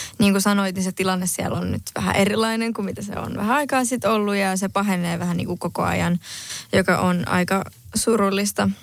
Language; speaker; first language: Finnish; early bilingual, heritage; Spanish